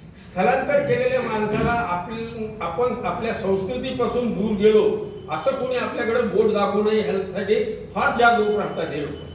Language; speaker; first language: Marathi; non-native, local second language; Urdu